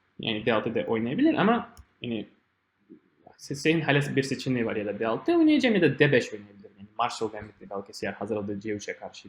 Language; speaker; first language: Turkish; non-native, fluent; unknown